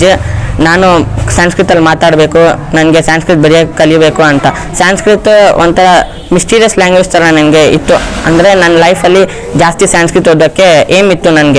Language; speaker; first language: Kannada; non-native, local second language; Urdu